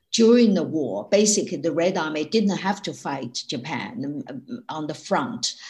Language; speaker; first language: English; non-native, fluent; Chinese